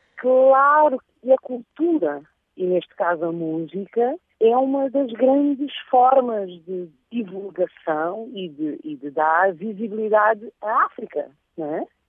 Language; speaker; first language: Portuguese; non-native, local second language; Kabuverdianu